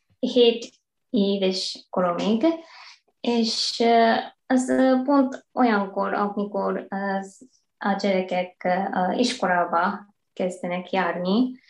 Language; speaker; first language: Hungarian; non-native, fluent; Japanese